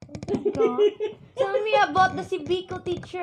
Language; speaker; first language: English; non-native, learner; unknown